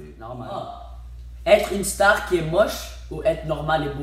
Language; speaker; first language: French; native; French